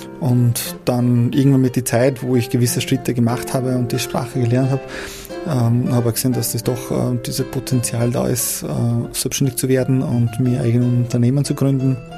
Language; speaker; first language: German; non-native, fluent; Albanian